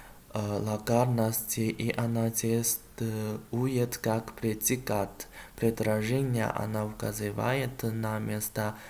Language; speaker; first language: Russian; non-native, learner; Chinese